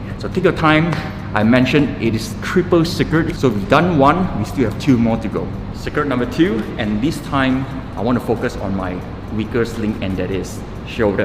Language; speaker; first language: English; non-native, local second language; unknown